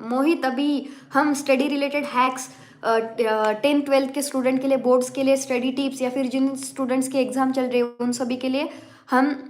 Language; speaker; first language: Hindi; non-native, local second language; Marathi